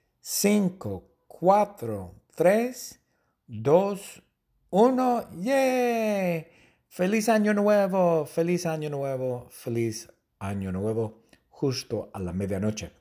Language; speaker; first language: Spanish; non-native, fluent; English